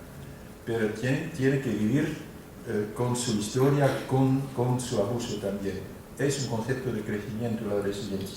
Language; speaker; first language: Spanish; non-native, fluent; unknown